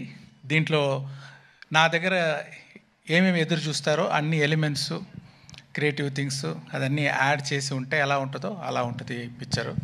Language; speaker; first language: Telugu; non-native, local second language; Tamil